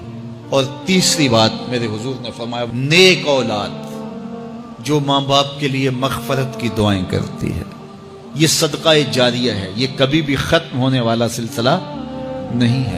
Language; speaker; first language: Urdu; native; Urdu